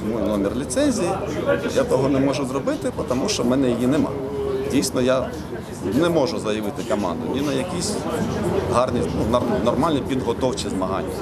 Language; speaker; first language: Ukrainian; native; Ukrainian